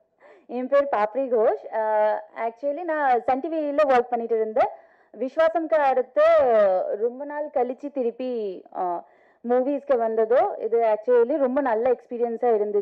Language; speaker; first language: Tamil; non-native, fluent; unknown